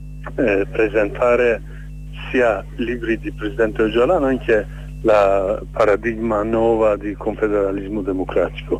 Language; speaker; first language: Italian; non-native, fluent; Kurdish